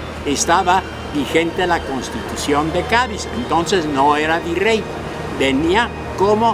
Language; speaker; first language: Spanish; native; Spanish